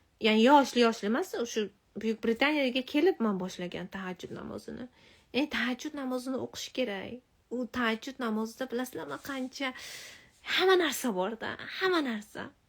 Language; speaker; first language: Uzbek; non-native, local second language; Tajik